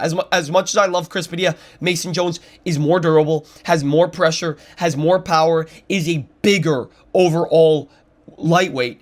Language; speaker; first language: English; native; English